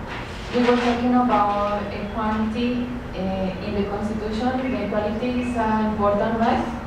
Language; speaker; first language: English; non-native, learner; Spanish